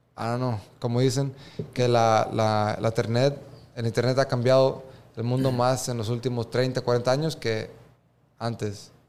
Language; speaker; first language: Spanish; early bilingual, heritage; Spanish